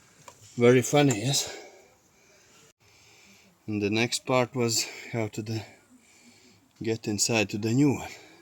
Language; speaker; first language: English; non-native, learner; Latvian